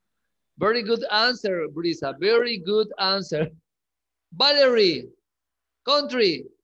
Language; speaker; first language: English; non-native, learner; Spanish